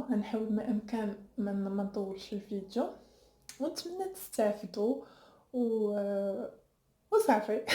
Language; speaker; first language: Arabic; native; Arabic